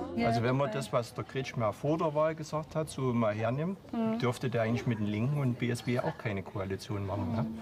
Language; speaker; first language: German; non-native, fluent; Arabic